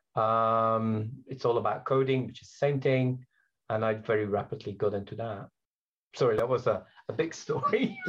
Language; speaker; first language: English; non-native, fluent; Dutch